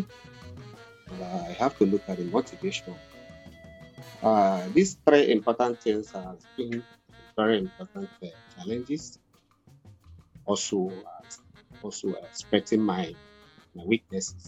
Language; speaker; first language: English; non-native, local second language; Igbo